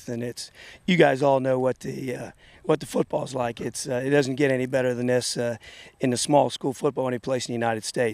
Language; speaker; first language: English; native; English